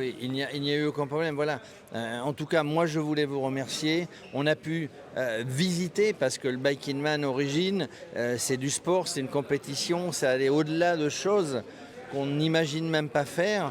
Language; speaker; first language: French; native; French